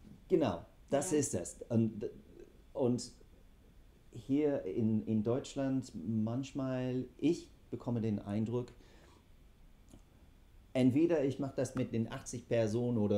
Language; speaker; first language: German; non-native, fluent; English